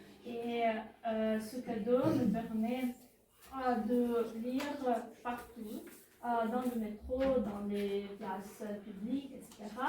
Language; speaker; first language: French; non-native, learner; Ukrainian